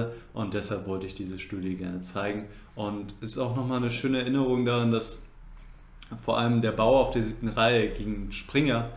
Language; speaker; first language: German; native; German